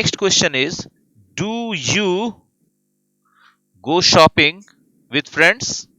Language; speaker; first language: English; non-native, fluent; Hindi